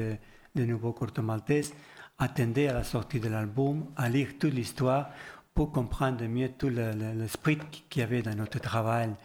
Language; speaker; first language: French; non-native, learner; Spanish